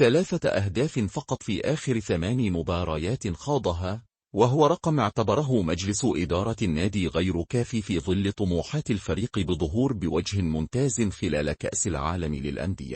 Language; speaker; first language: Arabic; native; Arabic